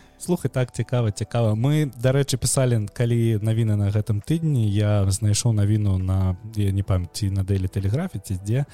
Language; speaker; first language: Belarusian; non-native, local second language; Russian